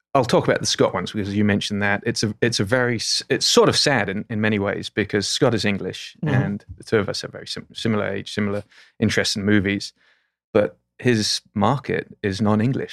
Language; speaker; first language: English; native; English